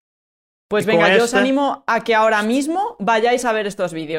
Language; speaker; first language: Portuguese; non-native, learner; Spanish